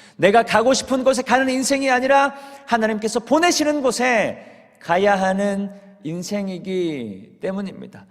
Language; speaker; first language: Korean; native; Korean